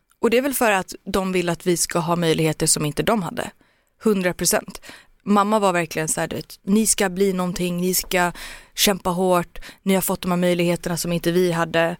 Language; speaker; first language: Swedish; early bilingual, other home language; Turoyo